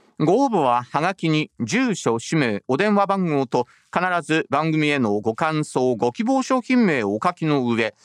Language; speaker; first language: Japanese; native; Japanese